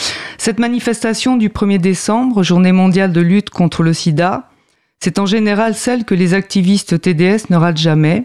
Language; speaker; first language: French; native; French